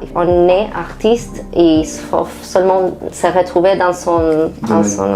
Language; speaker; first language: French; non-native, fluent; Spanish